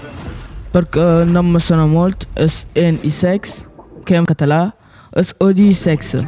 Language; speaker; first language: Catalan; non-native, learner; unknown